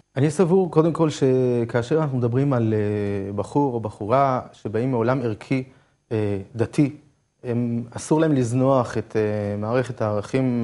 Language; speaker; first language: Hebrew; native; Hebrew